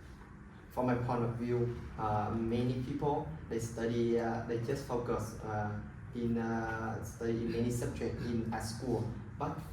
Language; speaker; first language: English; non-native, learner; Vietnamese